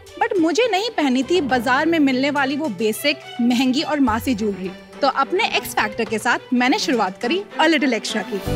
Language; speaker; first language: Hindi; native; Hindi